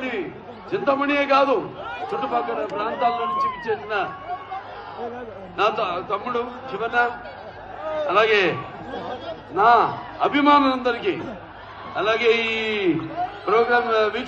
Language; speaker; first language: Telugu; native; Telugu